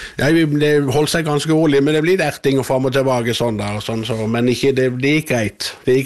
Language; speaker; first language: Norwegian; native; Norwegian